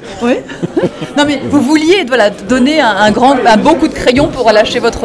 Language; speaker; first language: French; native; French